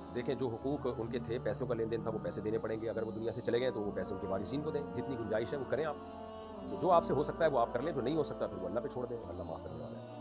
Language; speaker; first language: Urdu; native; Urdu